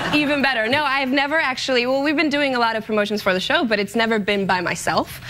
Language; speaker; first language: English; non-native, fluent; Spanish